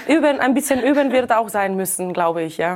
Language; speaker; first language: German; non-native, fluent; Catalan